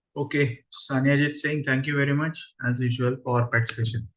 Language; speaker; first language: English; non-native, local second language; Marathi